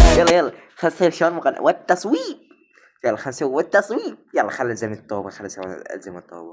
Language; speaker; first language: Arabic; native; Arabic